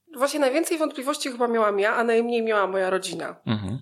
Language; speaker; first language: Polish; native; Polish